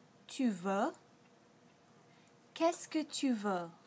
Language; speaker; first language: French; non-native, learner; English